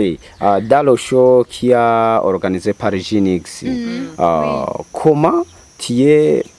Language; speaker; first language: French; non-native, local second language; Rundi